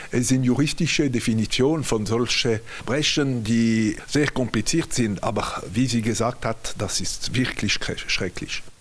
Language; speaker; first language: German; non-native, local second language; French